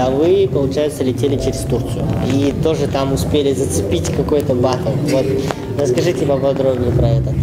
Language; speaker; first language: Russian; native; Russian